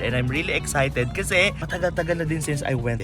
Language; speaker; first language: Filipino; non-native, local second language; Bikol